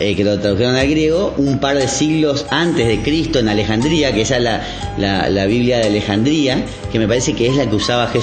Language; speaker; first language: Spanish; native; Spanish